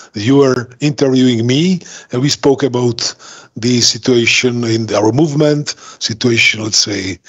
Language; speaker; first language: English; non-native, fluent; Czech